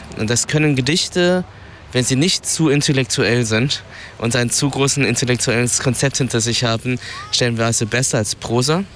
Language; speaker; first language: German; early bilingual, other home language; Vietnamese